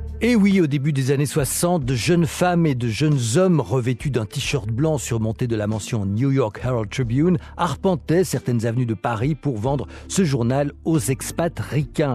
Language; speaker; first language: French; native; French